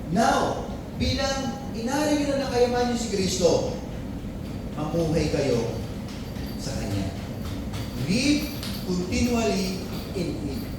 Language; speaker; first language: Filipino; non-native, local second language; Iloko